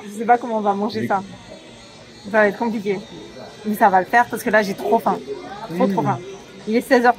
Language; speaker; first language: French; native; French